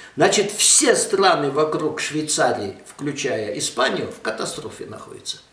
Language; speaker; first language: Russian; non-native, local second language; Armenian